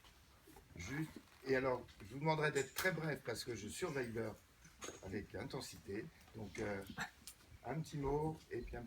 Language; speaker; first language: French; native; French